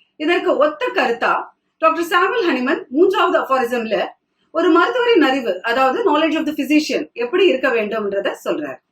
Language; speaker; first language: Tamil; non-native, local second language; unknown